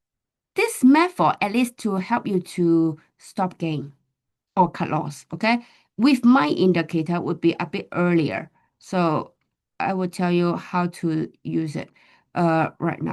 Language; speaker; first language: English; non-native, fluent; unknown